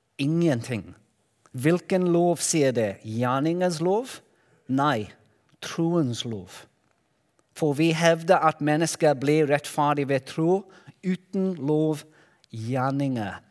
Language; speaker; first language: Norwegian; non-native, learner; Welsh